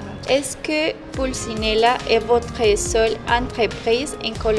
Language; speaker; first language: French; non-native, learner; Spanish